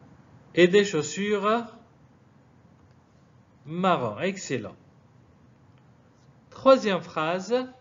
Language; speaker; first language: French; non-native, fluent; Arabic